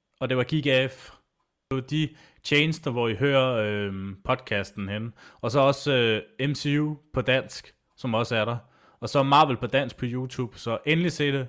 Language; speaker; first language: Danish; native; Danish